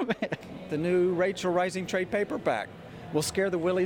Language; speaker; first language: English; native; English